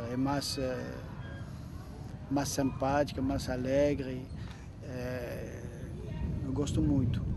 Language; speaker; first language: Portuguese; non-native, fluent; French